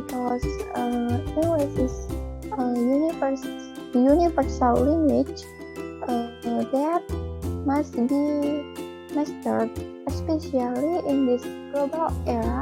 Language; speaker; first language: English; non-native, learner; Indonesian